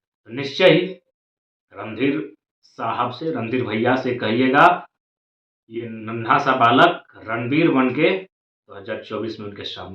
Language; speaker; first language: Hindi; non-native, local second language; Magahi